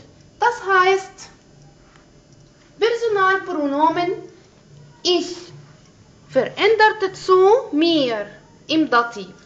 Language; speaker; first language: German; non-native, fluent; Arabic